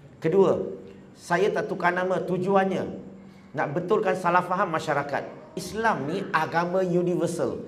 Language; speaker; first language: Malay; non-native, local second language; Chinese